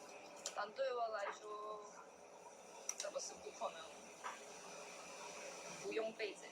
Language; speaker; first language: Chinese; non-native, learner; Korean